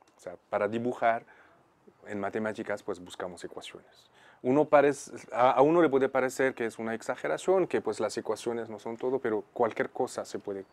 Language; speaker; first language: Spanish; non-native, fluent; Arabic